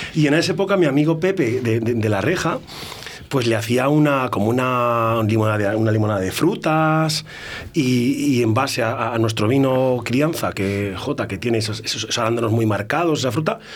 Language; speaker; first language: Spanish; native; Spanish